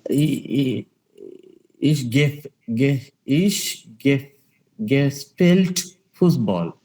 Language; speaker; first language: German; non-native, learner; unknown